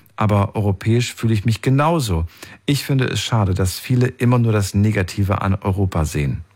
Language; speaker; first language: German; native; German